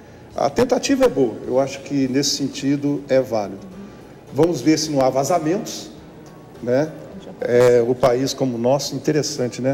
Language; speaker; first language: Portuguese; native; Portuguese